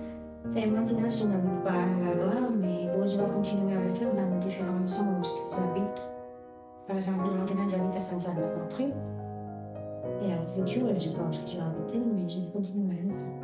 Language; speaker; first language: French; non-native, fluent; Spanish